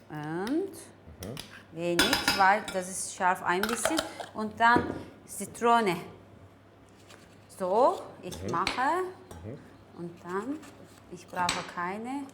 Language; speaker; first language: German; non-native, learner; Turkish